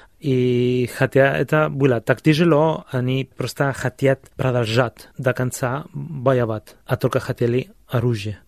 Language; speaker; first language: Russian; non-native, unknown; Spanish